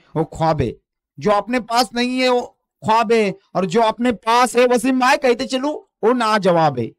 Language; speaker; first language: Hindi; non-native, local second language; Marathi